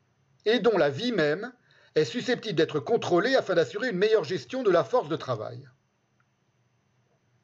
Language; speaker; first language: French; native; French